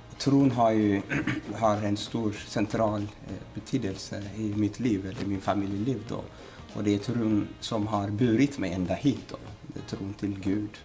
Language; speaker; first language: Swedish; non-native, fluent; Amharic